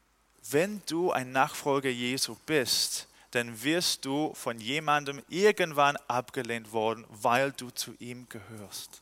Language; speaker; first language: German; non-native, fluent; English